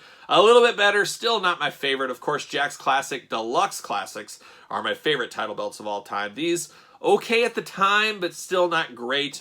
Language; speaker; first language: English; native; English